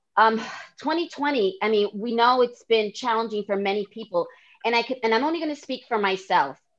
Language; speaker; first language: English; native; English